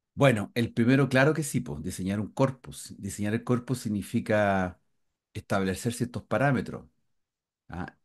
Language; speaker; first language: Spanish; native; Spanish